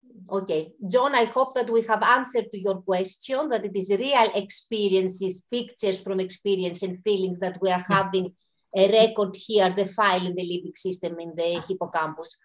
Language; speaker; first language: English; non-native, fluent; Greek